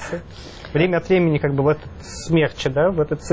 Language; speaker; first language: Russian; native; Russian